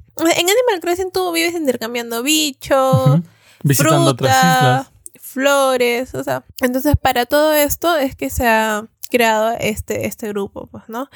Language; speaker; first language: Spanish; native; Spanish